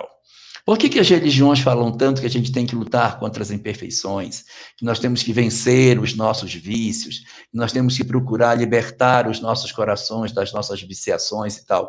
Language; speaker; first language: Portuguese; native; Portuguese